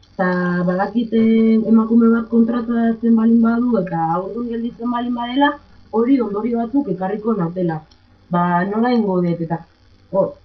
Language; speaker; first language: Basque; non-native, local second language; Spanish